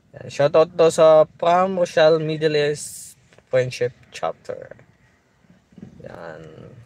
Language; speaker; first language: Filipino; native; Filipino